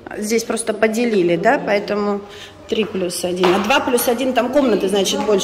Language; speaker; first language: Russian; native; Russian